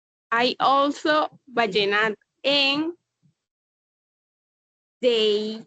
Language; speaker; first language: English; non-native, learner; Spanish